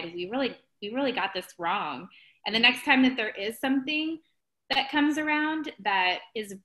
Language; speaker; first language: English; native; English